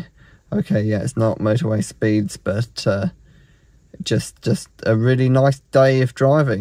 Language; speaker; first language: English; native; English